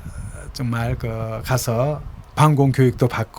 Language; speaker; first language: Korean; native; Korean